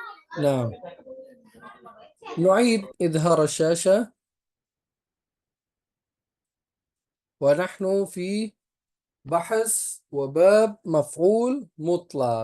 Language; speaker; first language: Arabic; non-native, fluent; Indonesian